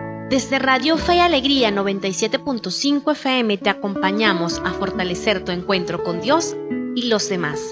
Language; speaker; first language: Spanish; native; Spanish